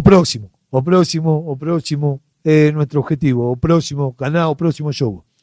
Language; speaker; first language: Portuguese; non-native, local second language; Spanish